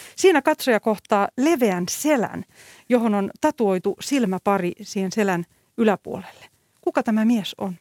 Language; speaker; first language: Finnish; native; Finnish